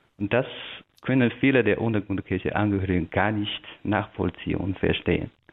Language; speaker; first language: German; non-native, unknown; Chinese